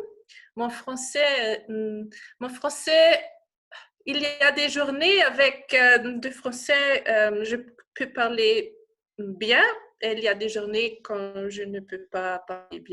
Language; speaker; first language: French; non-native, learner; German